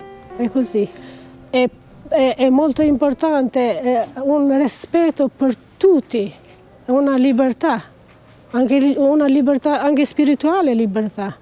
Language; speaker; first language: Italian; non-native, learner; Albanian